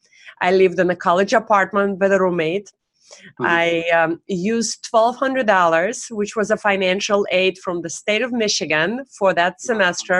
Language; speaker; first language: English; non-native, fluent; Russian